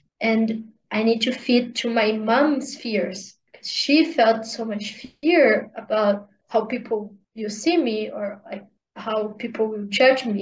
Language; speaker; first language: English; non-native, learner; Portuguese